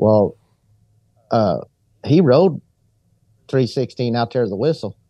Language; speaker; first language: English; native; English